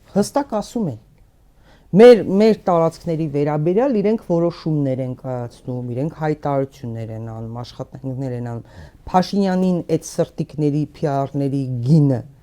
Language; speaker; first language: Armenian; native; Armenian